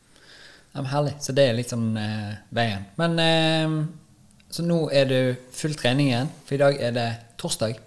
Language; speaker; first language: Norwegian; native; Norwegian